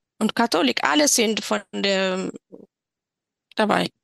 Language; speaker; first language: German; non-native, learner; Tigrinya